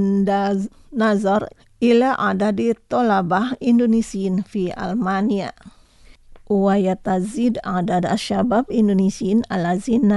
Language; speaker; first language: Arabic; non-native, fluent; Indonesian